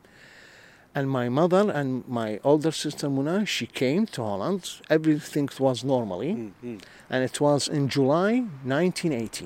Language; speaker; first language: English; non-native, learner; Arabic